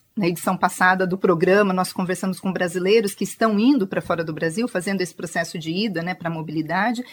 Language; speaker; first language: Portuguese; native; Portuguese